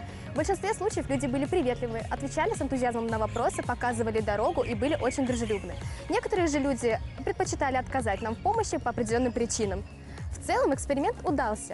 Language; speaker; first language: Russian; native; Russian